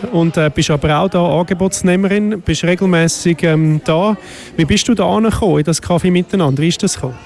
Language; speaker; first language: German; native; German